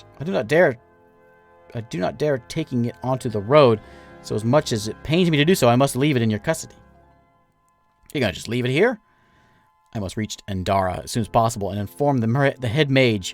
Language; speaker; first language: English; native; English